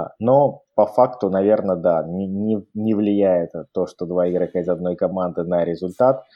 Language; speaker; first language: Russian; native; Russian